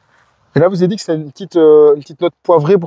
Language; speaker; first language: French; native; French